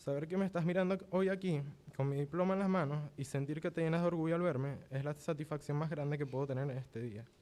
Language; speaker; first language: Spanish; early bilingual, other home language; English